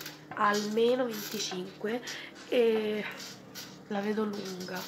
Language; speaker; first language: Italian; native; Italian